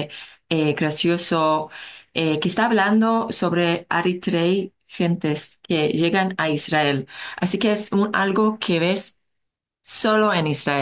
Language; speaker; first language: Spanish; non-native, learner; Hebrew